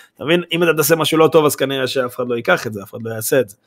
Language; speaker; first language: Hebrew; native; Hebrew